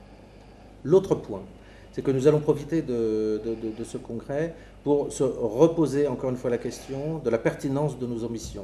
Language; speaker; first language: French; native; French